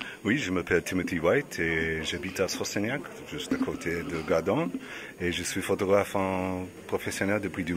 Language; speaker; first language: French; non-native, learner; English